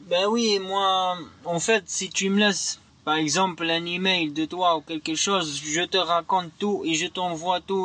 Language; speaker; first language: French; non-native, learner; Arabic